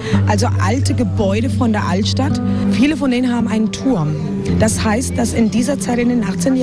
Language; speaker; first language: German; non-native, fluent; Spanish